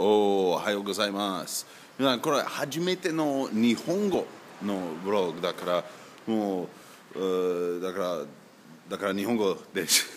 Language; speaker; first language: Japanese; non-native, learner; English